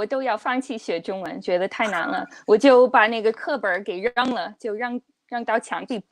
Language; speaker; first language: Chinese; non-native, fluent; English